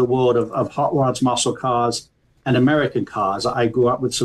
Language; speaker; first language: English; native; English